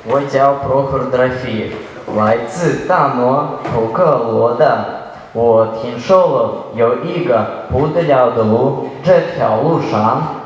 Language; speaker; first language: Chinese; non-native, learner; Russian